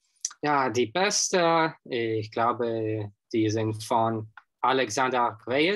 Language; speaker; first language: German; non-native, learner; Russian